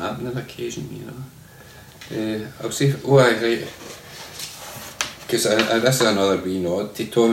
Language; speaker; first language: English; native; English